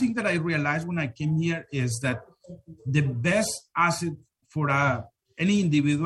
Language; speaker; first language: English; non-native, fluent; Spanish